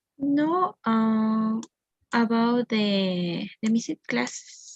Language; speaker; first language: English; non-native, learner; Spanish